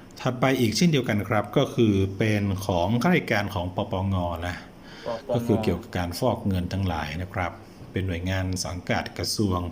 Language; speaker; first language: Thai; native; Thai